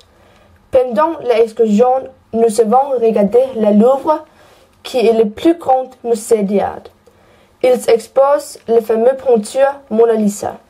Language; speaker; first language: French; non-native, learner; Danish